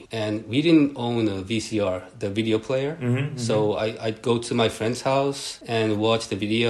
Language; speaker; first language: English; early bilingual, other home language; Japanese